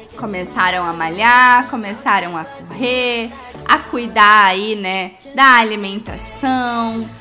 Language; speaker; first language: Portuguese; native; Portuguese